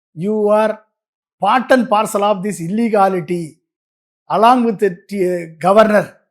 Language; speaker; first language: English; non-native, local second language; Tamil